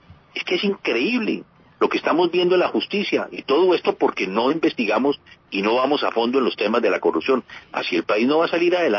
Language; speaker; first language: Spanish; native; Spanish